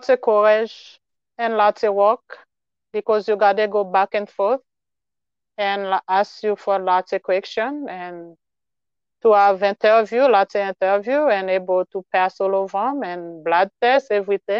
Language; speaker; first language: English; non-native, learner; Haitian Creole